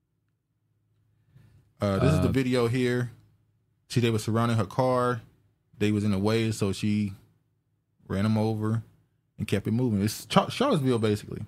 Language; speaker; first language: English; native; English